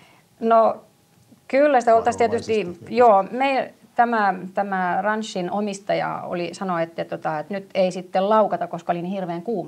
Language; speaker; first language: Finnish; non-native, local second language; Swedish